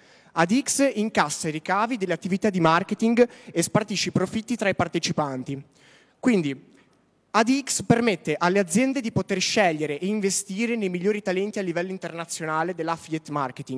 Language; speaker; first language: Italian; native; Italian